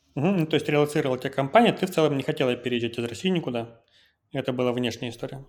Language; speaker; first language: Russian; native; Russian